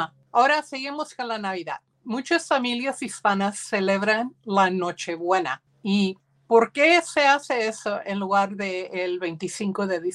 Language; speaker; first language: Spanish; early bilingual, heritage; Spanish